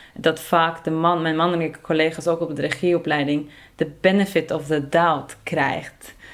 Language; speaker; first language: Dutch; non-native, fluent; Norwegian